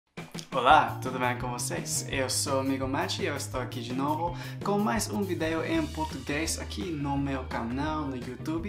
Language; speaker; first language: Portuguese; non-native, fluent; English